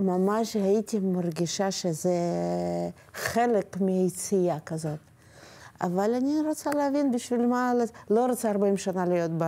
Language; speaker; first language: Hebrew; non-native, fluent; Russian